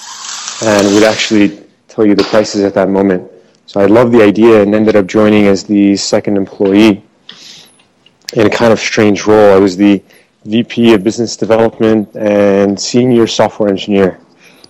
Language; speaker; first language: English; native; English